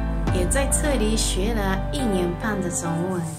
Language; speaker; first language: Chinese; non-native, learner; Japanese